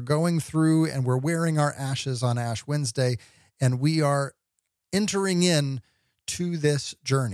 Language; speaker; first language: English; native; English